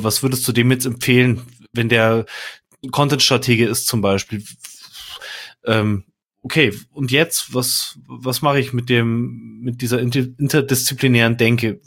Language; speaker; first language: German; native; German